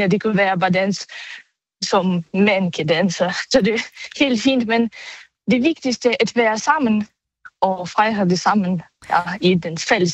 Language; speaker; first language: Danish; non-native, learner; Ukrainian